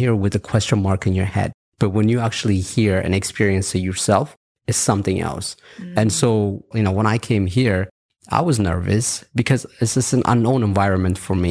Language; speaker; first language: English; early bilingual, other home language; Amharic